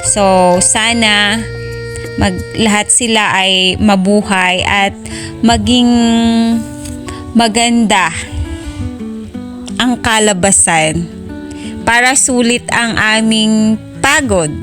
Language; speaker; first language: Filipino; native; Filipino